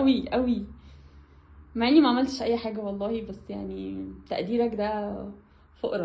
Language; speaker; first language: Arabic; native; Arabic